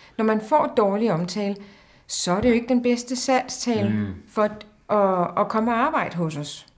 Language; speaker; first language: Danish; native; Danish